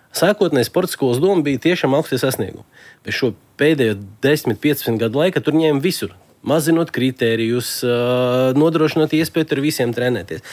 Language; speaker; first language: Latvian; non-native, local second language; Russian